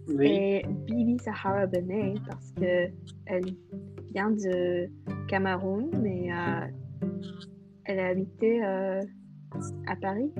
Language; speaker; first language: French; non-native, fluent; English